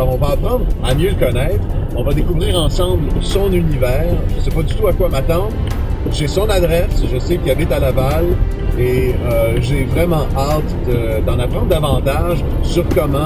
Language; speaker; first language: French; native; French